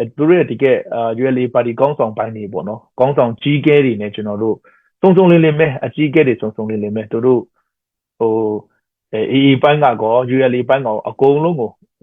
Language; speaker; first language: Burmese; non-native, local second language; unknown